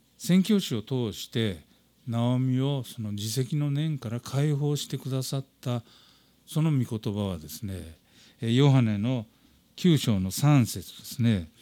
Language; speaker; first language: Japanese; native; Japanese